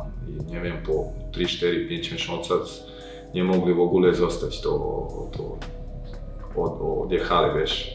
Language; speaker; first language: Polish; non-native, learner; Croatian